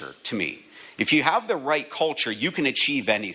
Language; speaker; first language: English; native; English